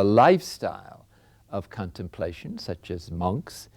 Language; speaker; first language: English; native; English